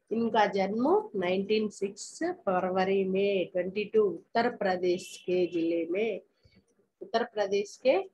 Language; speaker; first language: Hindi; non-native, local second language; Telugu